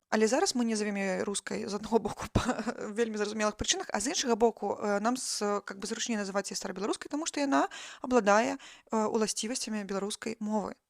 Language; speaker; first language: Belarusian; non-native, local second language; Russian